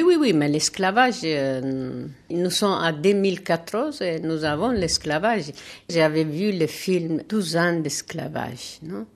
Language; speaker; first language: French; non-native, learner; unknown